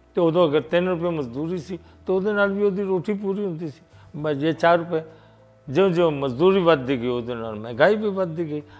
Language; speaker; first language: Punjabi; native; Punjabi